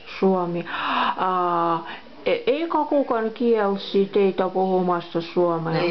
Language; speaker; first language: Finnish; non-native, local second language; Russian